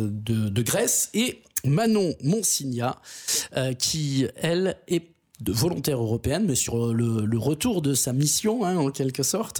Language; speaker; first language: French; native; French